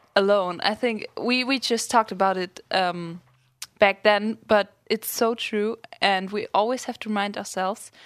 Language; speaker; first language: English; non-native, fluent; German